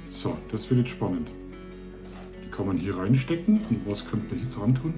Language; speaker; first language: German; native; German